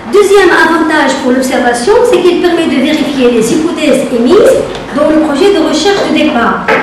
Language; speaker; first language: French; non-native, local second language; Arabic